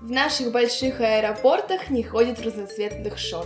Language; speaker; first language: Russian; native; Russian